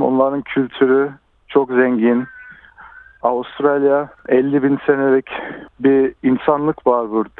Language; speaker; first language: Turkish; early bilingual, heritage; Turkish